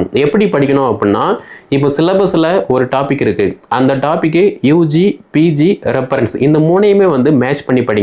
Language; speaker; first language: Tamil; native; Tamil